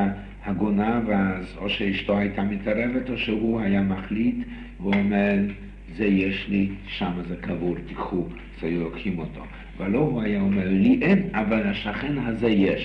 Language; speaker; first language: Hebrew; non-native, fluent; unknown